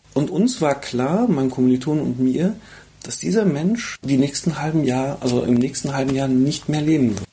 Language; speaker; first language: German; early bilingual, other home language; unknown